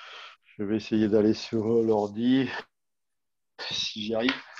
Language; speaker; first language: French; native; French